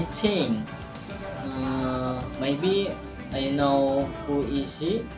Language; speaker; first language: English; non-native, learner; Indonesian